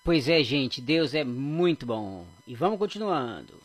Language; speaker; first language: Portuguese; native; Portuguese